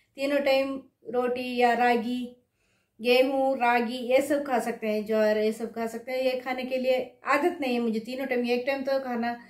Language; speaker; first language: Hindi; non-native, local second language; Kannada